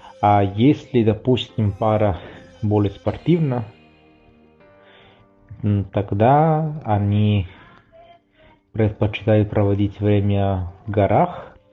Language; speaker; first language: Russian; non-native, fluent; Italian